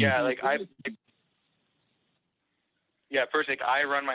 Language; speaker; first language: English; native; English